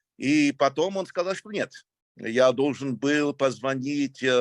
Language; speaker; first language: Russian; non-native, fluent; English